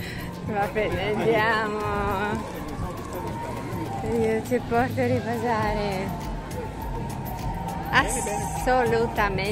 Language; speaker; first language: Italian; non-native, learner; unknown